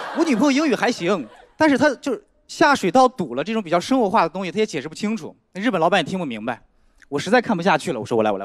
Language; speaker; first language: Chinese; native; Chinese